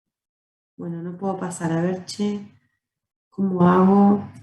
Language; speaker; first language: Spanish; native; Spanish